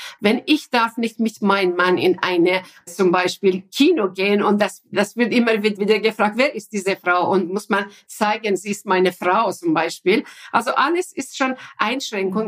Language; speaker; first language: German; non-native, fluent; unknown